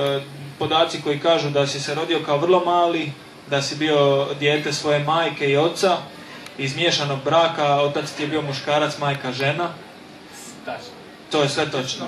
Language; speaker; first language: Bosnian; native; Bosnian